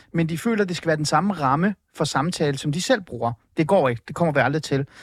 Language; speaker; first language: Danish; native; Danish